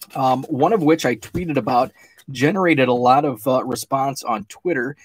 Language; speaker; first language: English; native; English